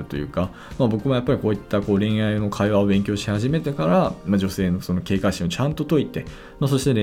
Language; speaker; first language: Japanese; native; Japanese